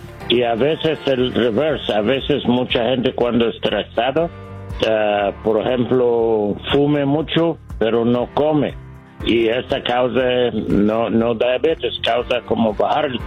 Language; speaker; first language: Spanish; non-native, learner; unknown